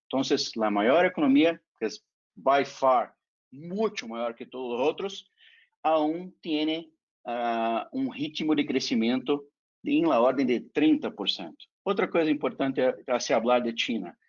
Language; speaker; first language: Spanish; non-native, fluent; Portuguese